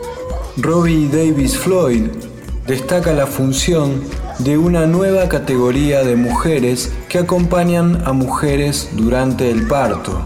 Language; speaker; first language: Spanish; native; Spanish